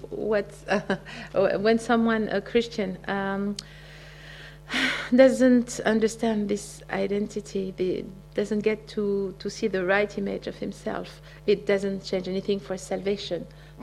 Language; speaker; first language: English; native; English